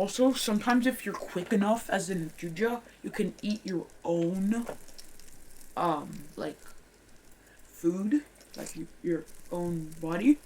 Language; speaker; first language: English; native; English